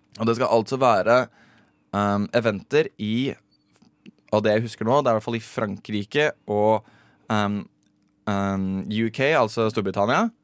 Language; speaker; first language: Norwegian; native; Norwegian